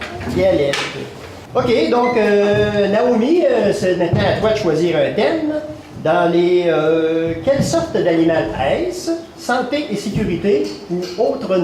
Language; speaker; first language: French; native; French